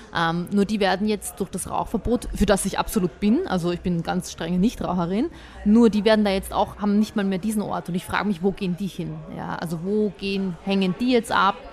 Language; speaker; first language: German; early bilingual, other home language; Bosnian